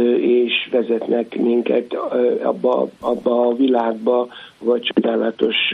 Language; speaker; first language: Hungarian; native; Hungarian